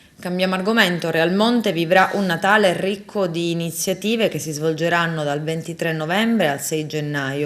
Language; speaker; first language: Italian; native; Italian